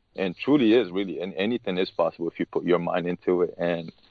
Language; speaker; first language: English; early bilingual, other home language; Arabic